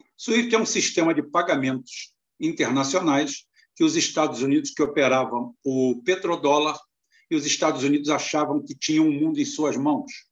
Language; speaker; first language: Portuguese; native; Portuguese